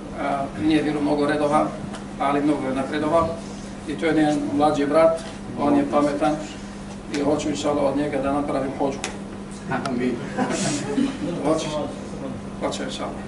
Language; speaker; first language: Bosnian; non-native, fluent; Arabic